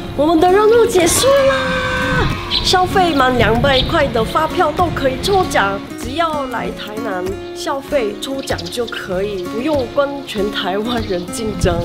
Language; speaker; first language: Chinese; non-native, fluent; Korean